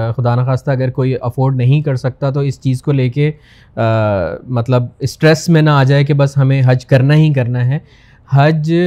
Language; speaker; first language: Urdu; native; Urdu